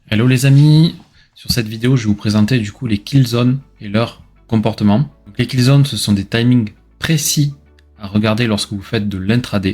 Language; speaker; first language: French; native; French